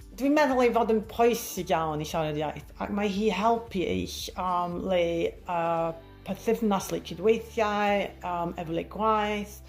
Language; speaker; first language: Welsh; non-native, learner; English